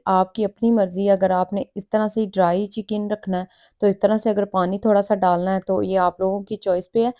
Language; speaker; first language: Urdu; native; Urdu